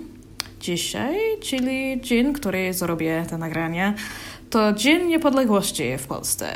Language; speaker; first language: Polish; non-native, learner; English